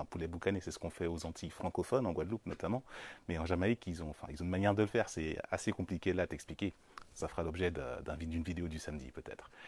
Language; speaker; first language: French; native; French